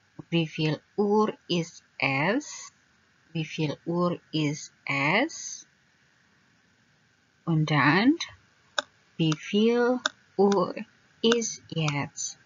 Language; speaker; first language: German; non-native, fluent; Indonesian